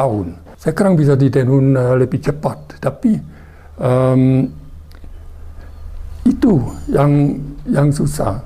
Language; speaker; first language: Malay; non-native, fluent; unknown